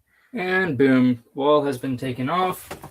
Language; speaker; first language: English; native; English